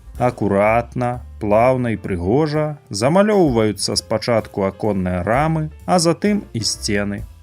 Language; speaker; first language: Belarusian; native; Belarusian